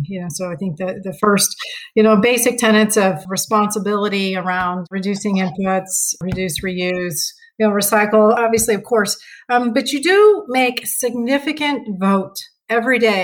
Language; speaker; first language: English; native; English